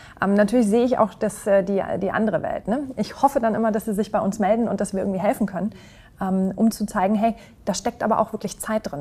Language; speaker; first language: German; native; German